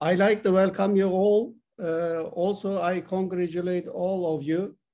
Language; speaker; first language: English; non-native, fluent; Turkish